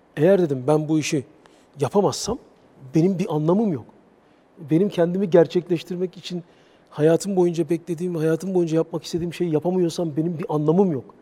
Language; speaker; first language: Turkish; native; Turkish